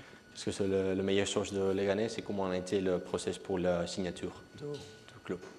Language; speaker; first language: French; non-native, learner; Spanish